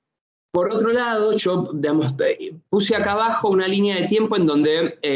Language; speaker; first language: Spanish; native; Spanish